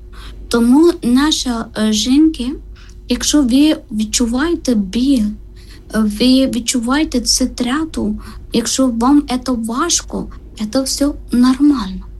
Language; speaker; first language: Ukrainian; non-native, learner; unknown